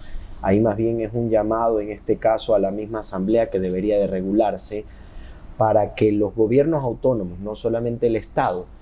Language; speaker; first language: Spanish; native; Spanish